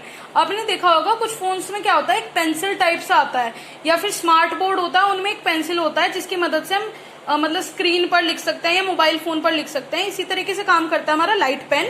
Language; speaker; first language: Hindi; native; Hindi